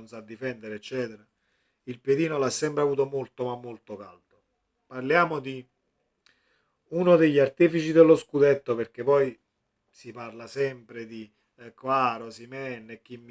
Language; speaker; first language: Italian; native; Italian